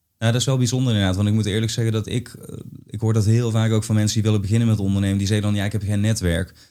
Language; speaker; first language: Dutch; native; Dutch